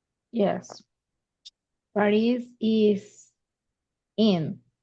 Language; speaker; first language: English; non-native, learner; Spanish